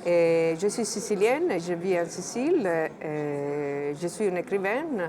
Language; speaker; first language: French; non-native, fluent; Italian